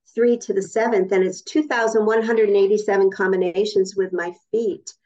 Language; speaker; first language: English; native; English